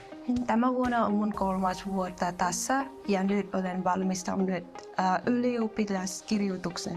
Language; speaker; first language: Finnish; non-native, learner; Vietnamese